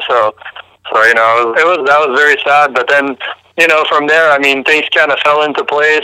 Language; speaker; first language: English; early bilingual, other home language; French